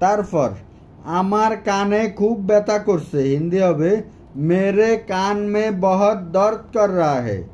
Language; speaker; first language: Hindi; non-native, fluent; Bangla